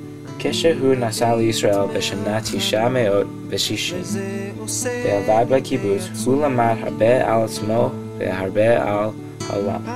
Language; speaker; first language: Hebrew; non-native, learner; English